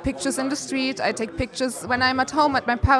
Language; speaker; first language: English; non-native, fluent; Luxembourgish